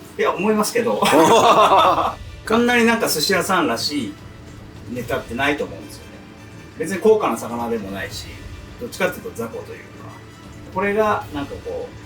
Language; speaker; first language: Japanese; native; Japanese